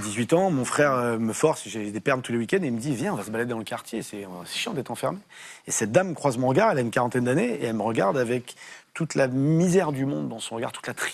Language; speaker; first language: French; native; French